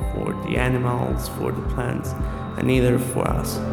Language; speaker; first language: English; non-native, learner; Spanish